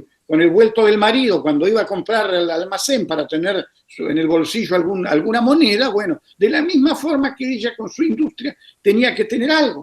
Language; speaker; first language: Spanish; native; Spanish